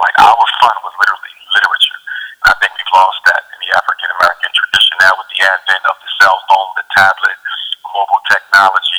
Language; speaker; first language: English; native; English